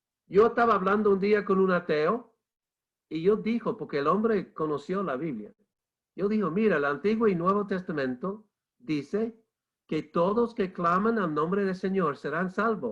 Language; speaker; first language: Spanish; non-native, fluent; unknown